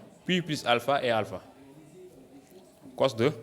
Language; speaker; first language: French; non-native, local second language; Wolof